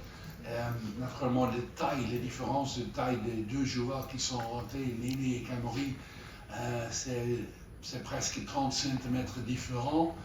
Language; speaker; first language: French; non-native, learner; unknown